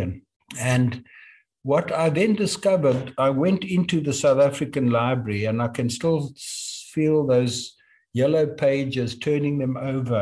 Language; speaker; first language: English; native; English